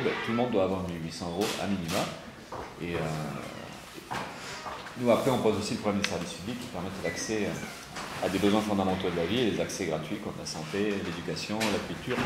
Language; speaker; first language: French; native; French